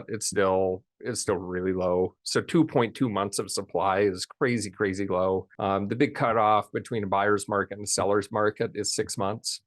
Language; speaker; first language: English; native; English